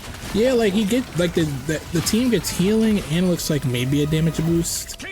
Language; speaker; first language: English; native; English